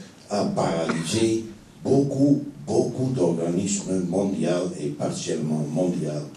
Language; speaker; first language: French; non-native, fluent; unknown